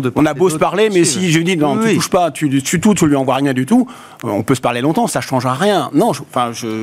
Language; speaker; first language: French; native; French